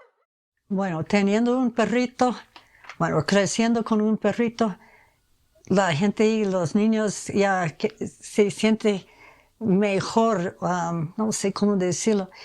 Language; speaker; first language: Spanish; non-native, fluent; English